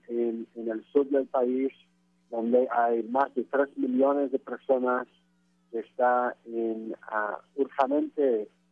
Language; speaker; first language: Spanish; non-native, fluent; French